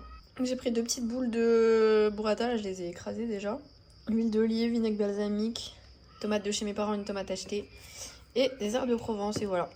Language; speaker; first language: French; native; French